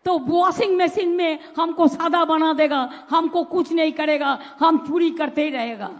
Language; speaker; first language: Hindi; non-native, local second language; Bangla